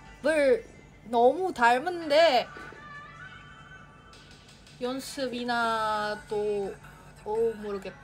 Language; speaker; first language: Korean; non-native, learner; Indonesian